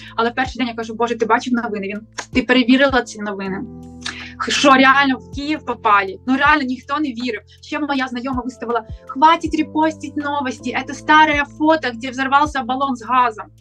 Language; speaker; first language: Ukrainian; native; Ukrainian